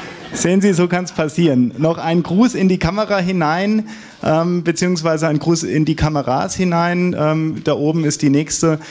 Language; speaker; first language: German; native; German